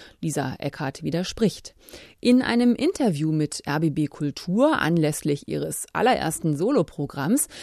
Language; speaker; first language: German; native; German